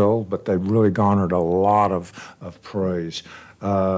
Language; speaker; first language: English; native; English